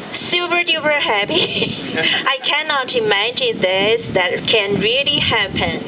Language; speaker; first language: English; non-native, learner; Chinese